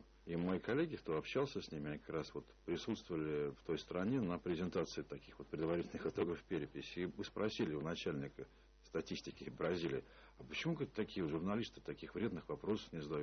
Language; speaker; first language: Russian; native; Russian